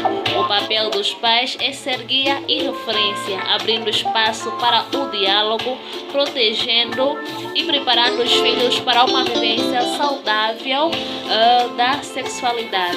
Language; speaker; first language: Portuguese; native; Portuguese